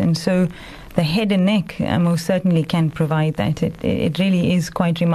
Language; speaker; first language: English; native; English